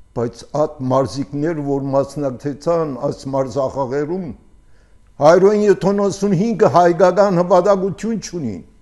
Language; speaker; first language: Armenian; early bilingual, heritage; Armenian